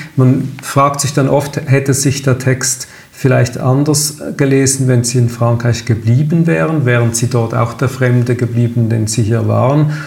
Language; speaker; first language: German; native; German